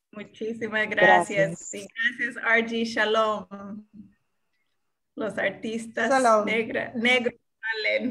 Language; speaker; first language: Spanish; non-native, fluent; English